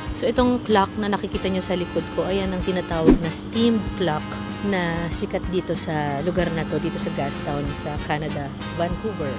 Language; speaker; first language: Filipino; native; Filipino